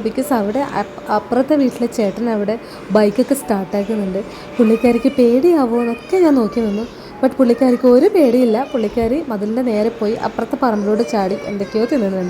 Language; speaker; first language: Malayalam; native; Malayalam